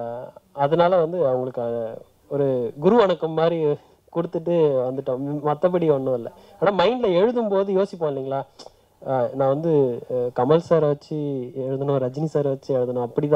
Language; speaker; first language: Tamil; native; Tamil